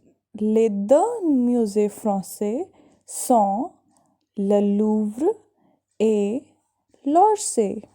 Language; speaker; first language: French; non-native, fluent; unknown